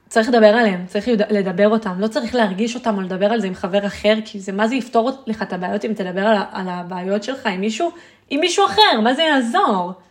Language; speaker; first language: Hebrew; early bilingual, other home language; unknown